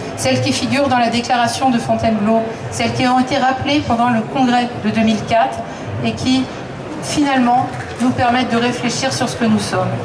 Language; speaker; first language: French; native; French